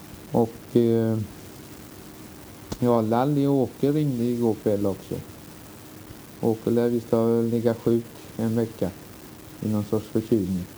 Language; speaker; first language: Swedish; native; Swedish